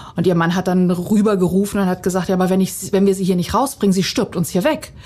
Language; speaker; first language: German; early bilingual, other home language; Bosnian